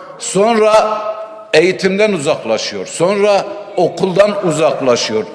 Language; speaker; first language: Turkish; native; Turkish